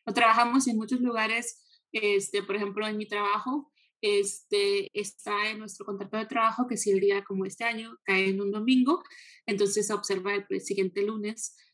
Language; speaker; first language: Spanish; early bilingual, heritage; Spanish